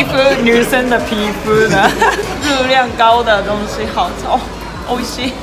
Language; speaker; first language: Chinese; non-native, learner; Japanese